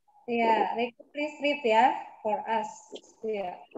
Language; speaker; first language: English; non-native, fluent; Indonesian